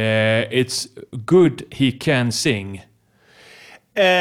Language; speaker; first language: English; non-native, fluent; Swedish